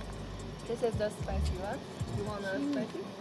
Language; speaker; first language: English; non-native, fluent; Chinese